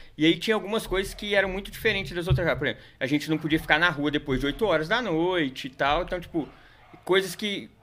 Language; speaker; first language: Portuguese; native; Portuguese